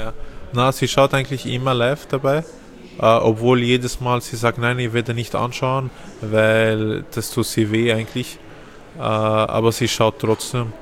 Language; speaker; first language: German; non-native, fluent; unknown